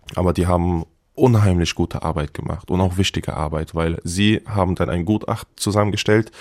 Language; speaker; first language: German; native; German